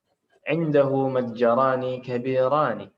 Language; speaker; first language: Arabic; non-native, fluent; Indonesian